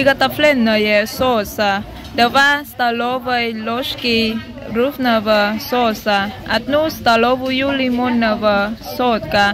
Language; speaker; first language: Russian; non-native, learner; Vietnamese